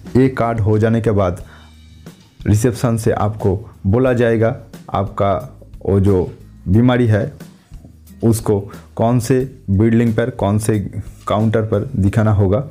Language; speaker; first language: Hindi; non-native, local second language; Bangla